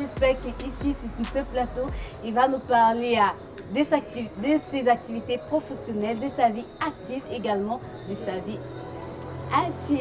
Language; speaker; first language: French; native; French